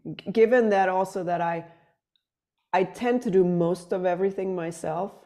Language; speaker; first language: English; non-native, fluent; Swedish